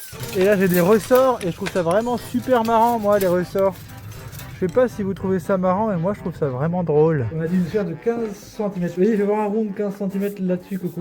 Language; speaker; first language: French; native; French